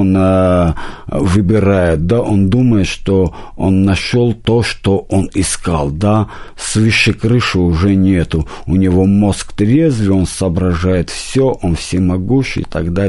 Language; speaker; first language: Russian; non-native, local second language; Armenian